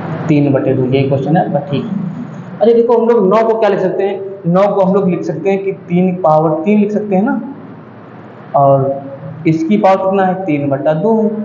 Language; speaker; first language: Hindi; native; Hindi